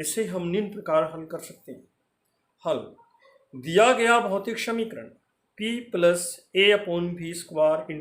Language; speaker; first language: Hindi; native; Hindi